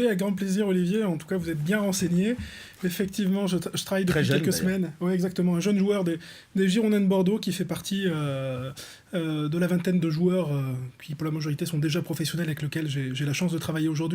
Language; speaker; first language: French; native; French